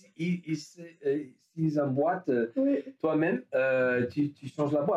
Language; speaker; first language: French; non-native, learner; English